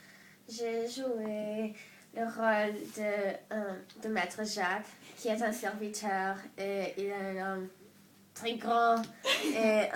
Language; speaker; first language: French; non-native, learner; English